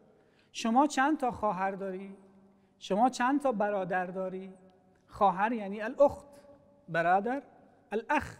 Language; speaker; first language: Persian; non-native, fluent; Arabic